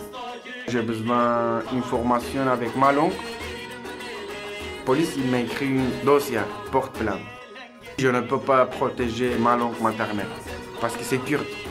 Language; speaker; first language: French; non-native, learner; Kurdish